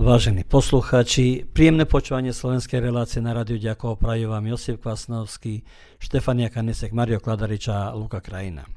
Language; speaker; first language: Slovak; early bilingual, heritage; Slovak